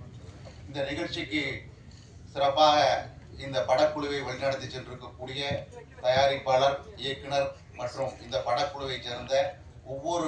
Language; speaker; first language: Tamil; native; Tamil